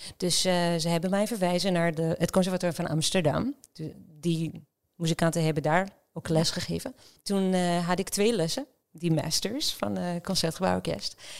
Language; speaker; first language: Dutch; non-native, fluent; Hebrew